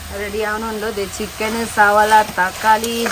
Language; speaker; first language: Malayalam; non-native, learner; Nepali